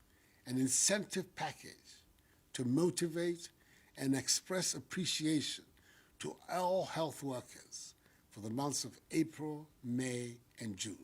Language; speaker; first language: English; non-native, local second language; Akan